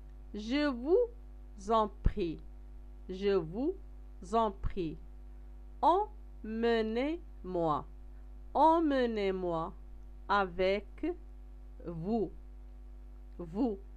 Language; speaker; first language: French; non-native, local second language; Arabic